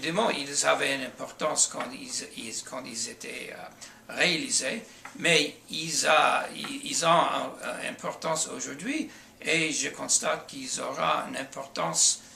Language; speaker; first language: French; non-native, fluent; English